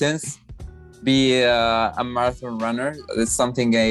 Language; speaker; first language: English; non-native, fluent; Arabic